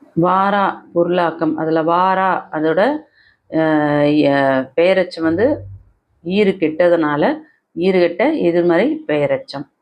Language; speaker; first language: Tamil; native; Tamil